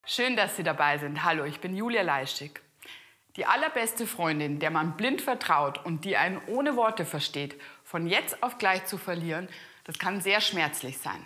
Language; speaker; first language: German; native; German